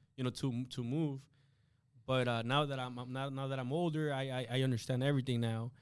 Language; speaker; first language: English; early bilingual, other home language; Spanish